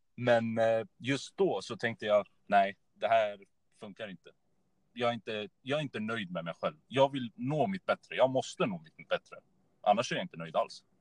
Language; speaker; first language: Swedish; native; Swedish